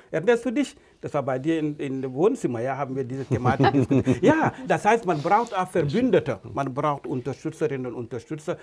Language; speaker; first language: German; non-native, fluent; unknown